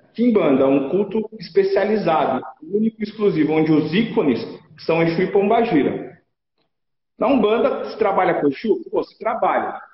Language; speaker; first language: Portuguese; native; Portuguese